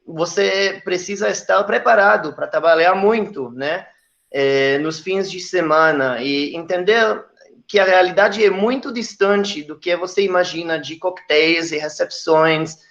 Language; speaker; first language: Portuguese; non-native, fluent; Hebrew